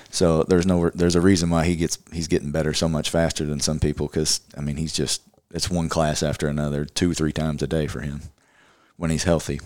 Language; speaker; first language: English; native; English